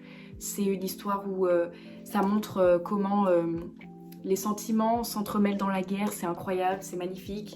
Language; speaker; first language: French; native; French